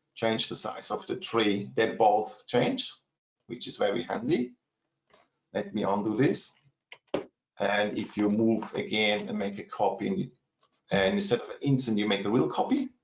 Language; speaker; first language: English; non-native, fluent; German